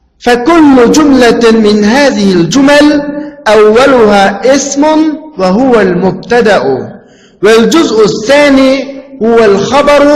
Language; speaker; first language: Arabic; non-native, fluent; Uzbek